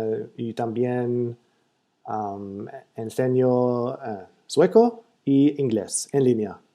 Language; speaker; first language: Spanish; non-native, learner; Swedish